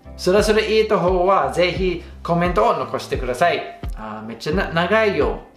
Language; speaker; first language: Japanese; non-native, fluent; English